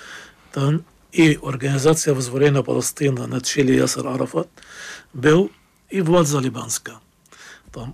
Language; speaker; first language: Polish; non-native, fluent; Arabic